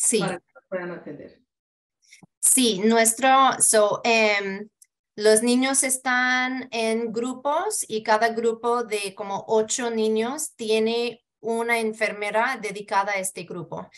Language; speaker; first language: Spanish; early bilingual, heritage; Spanish